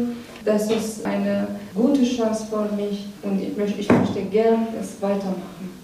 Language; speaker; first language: German; non-native, learner; Persian